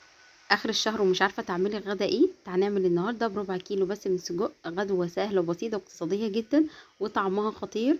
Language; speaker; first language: Arabic; native; Arabic